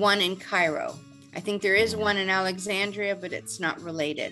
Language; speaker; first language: English; native; English